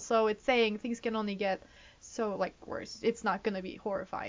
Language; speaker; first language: English; non-native, fluent; Turkish